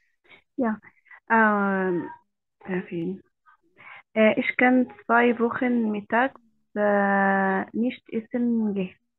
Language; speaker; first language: German; non-native, learner; Arabic